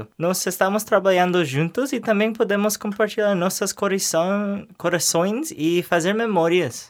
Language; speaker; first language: Portuguese; non-native, learner; English